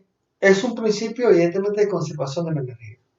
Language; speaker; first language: Spanish; native; Spanish